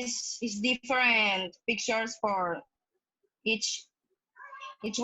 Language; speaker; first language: English; non-native, learner; Spanish